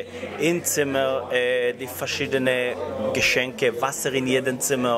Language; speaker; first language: German; non-native, learner; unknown